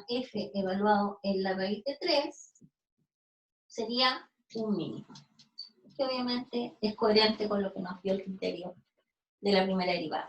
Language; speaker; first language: Spanish; native; Spanish